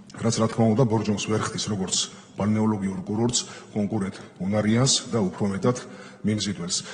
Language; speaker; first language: Georgian; native; Georgian